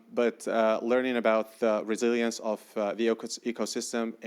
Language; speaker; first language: English; non-native, fluent; Arabic